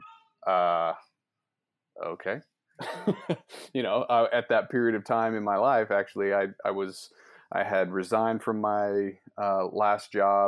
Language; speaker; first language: English; native; English